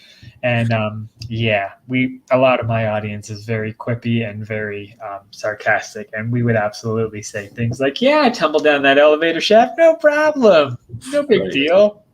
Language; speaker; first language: English; native; English